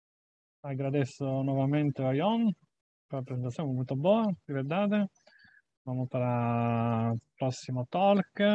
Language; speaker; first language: Portuguese; non-native, fluent; Italian